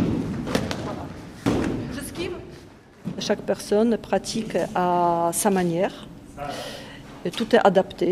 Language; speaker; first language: French; non-native, fluent; Polish